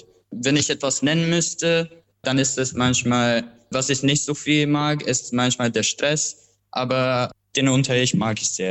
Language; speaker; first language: German; non-native, fluent; Albanian